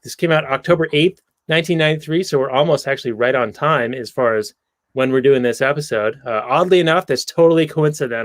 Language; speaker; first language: English; native; English